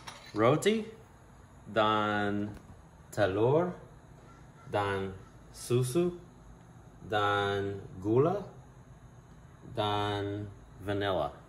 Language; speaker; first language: Indonesian; non-native, learner; English